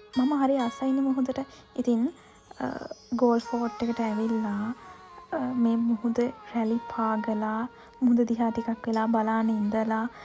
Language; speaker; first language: Sinhala; native; Sinhala